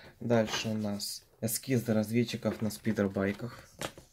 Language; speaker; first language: Russian; native; Russian